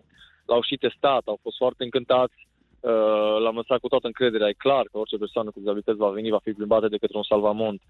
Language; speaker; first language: Romanian; native; Romanian